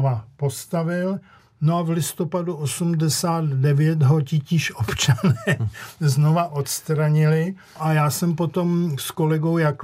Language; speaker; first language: Czech; native; Czech